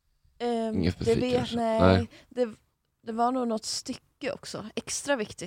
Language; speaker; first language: Swedish; native; Swedish